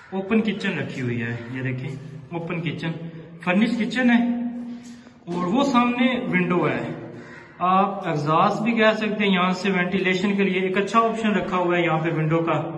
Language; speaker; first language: Urdu; non-native, local second language; Punjabi